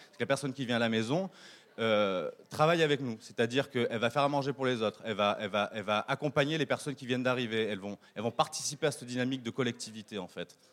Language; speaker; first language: French; native; French